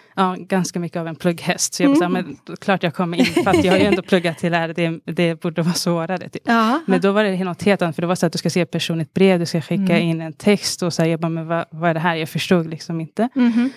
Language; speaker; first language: Swedish; early bilingual, other home language; Arabic